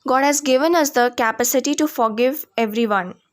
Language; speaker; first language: English; non-native, local second language; Marathi